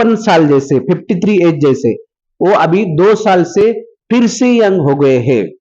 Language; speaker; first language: Hindi; non-native, local second language; Marathi